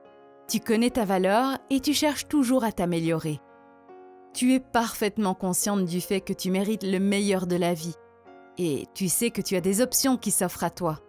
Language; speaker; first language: French; native; French